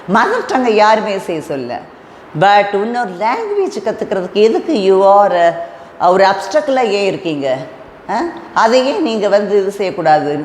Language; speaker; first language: Tamil; non-native, local second language; Telugu